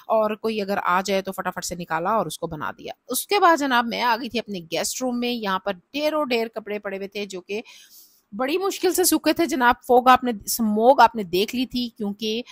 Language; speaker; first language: Urdu; native; Urdu